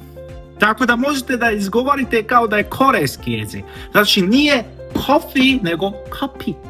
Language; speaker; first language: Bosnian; non-native, learner; Korean